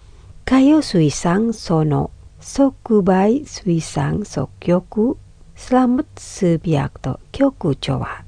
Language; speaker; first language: Japanese; non-native, fluent; Indonesian